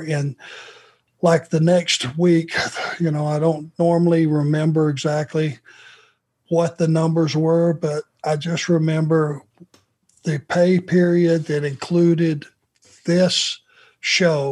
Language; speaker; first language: English; native; English